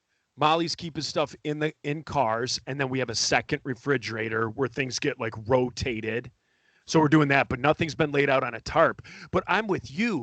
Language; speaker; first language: English; native; English